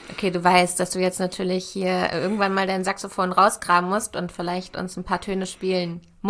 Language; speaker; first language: German; native; German